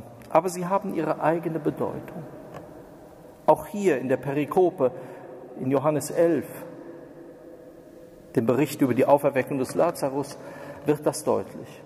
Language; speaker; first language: German; native; German